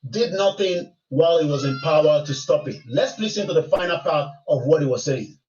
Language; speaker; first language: English; non-native, local second language; Yoruba